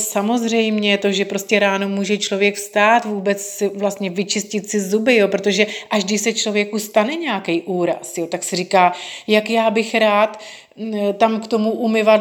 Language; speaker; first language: Czech; native; Czech